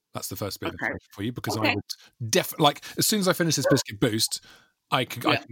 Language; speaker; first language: English; native; English